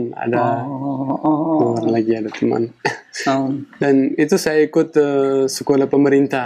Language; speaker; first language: Indonesian; non-native, fluent; Pashto